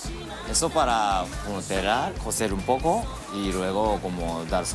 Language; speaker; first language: Spanish; non-native, learner; Japanese